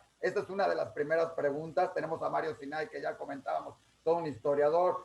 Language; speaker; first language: Spanish; native; Spanish